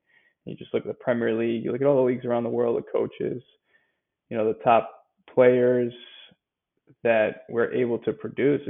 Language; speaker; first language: English; native; English